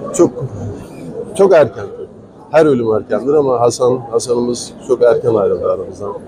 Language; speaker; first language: Turkish; native; Turkish